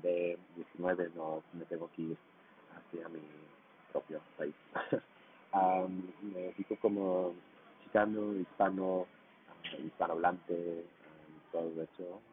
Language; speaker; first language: Spanish; early bilingual, heritage; Spanish